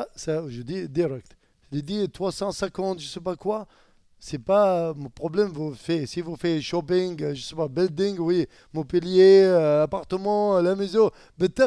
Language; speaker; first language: French; non-native, learner; Arabic